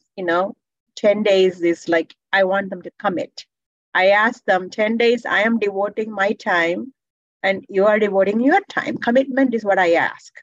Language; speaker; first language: English; non-native, local second language; Malayalam